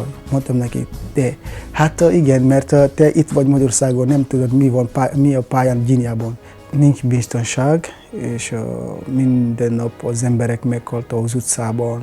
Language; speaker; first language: Hungarian; non-native, learner; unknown